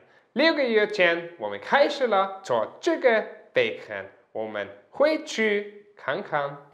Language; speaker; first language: Chinese; non-native, fluent; German